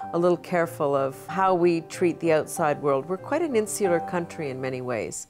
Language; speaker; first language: English; native; English